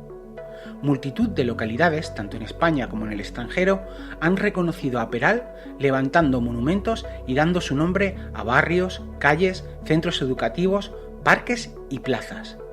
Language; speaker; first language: Spanish; native; Spanish